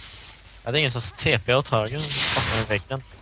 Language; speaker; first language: Swedish; native; Swedish